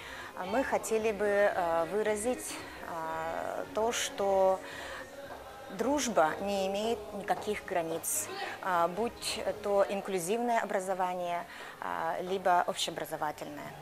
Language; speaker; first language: Russian; native; Russian